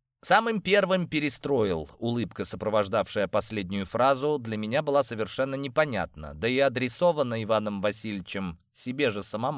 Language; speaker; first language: Russian; native; Russian